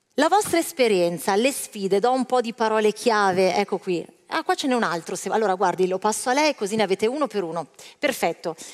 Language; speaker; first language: Italian; native; Italian